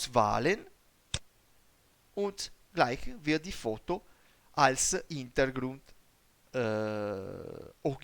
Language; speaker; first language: German; non-native, learner; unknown